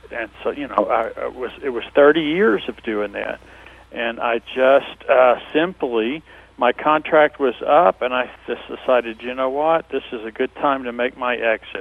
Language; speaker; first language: English; native; English